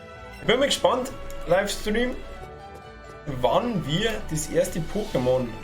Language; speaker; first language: German; native; German